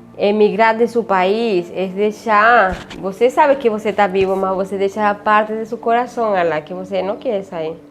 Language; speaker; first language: Portuguese; non-native, learner; Spanish